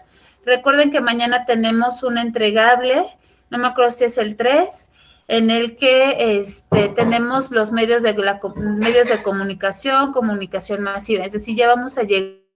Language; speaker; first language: Spanish; native; Spanish